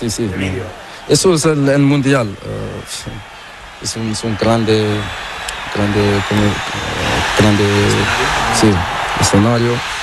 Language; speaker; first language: Spanish; non-native, learner; Portuguese